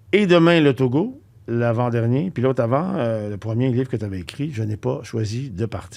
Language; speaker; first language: French; native; French